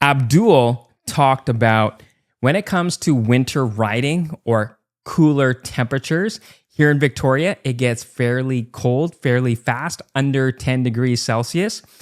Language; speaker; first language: English; native; English